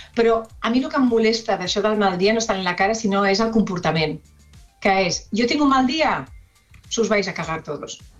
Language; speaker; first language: Catalan; non-native, local second language; Spanish